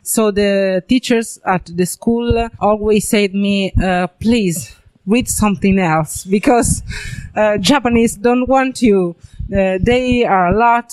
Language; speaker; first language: English; non-native, learner; Italian